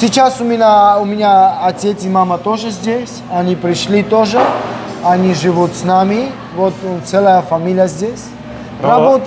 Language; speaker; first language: Russian; non-native, local second language; Armenian